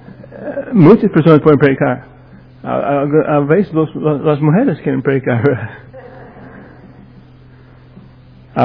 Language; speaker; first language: Spanish; non-native, fluent; English